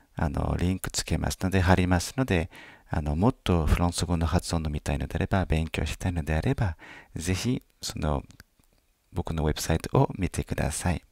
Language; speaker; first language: Japanese; non-native, fluent; French